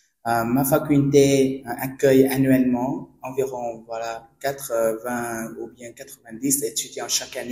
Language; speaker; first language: French; non-native, fluent; Vietnamese